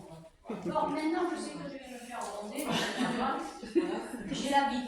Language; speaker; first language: French; native; French